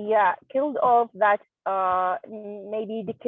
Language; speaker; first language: English; non-native, learner; Arabic